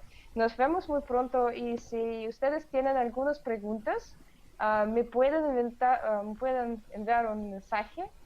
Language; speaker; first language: Spanish; non-native, learner; Russian